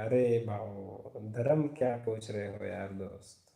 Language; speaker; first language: Hindi; non-native, local second language; Marathi